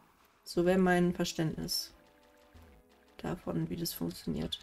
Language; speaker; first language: German; native; German